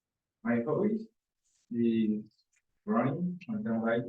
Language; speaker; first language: English; non-native, learner; Spanish